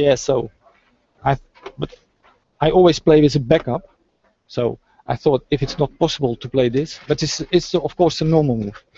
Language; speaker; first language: English; non-native, fluent; Dutch